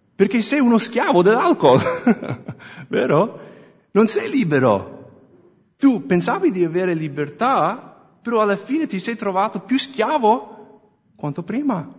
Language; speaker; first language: Italian; non-native, fluent; English